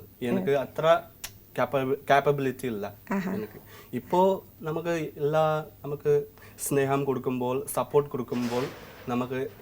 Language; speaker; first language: Malayalam; non-native, learner; Assamese